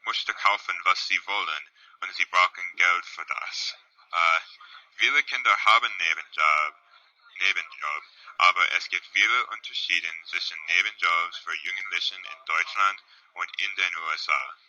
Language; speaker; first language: German; non-native, learner; English